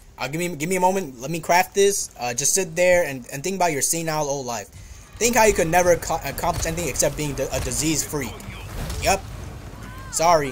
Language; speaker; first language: English; native; English